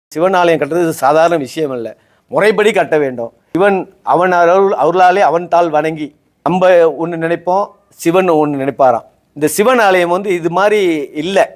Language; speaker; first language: Tamil; native; Tamil